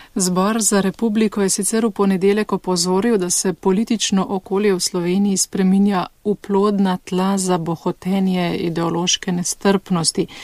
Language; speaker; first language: Slovenian; native; Slovenian